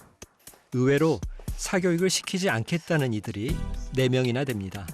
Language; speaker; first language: Korean; native; Korean